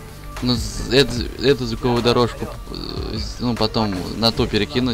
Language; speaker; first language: Russian; native; Russian